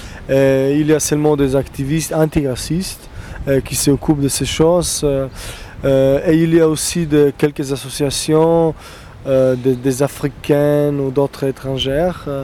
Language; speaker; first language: French; non-native, fluent; Slovenian